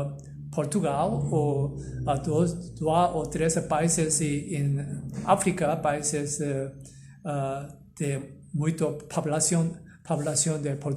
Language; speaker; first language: Portuguese; non-native, learner; Korean